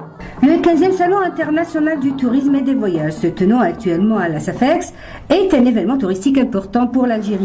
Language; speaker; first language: French; native; French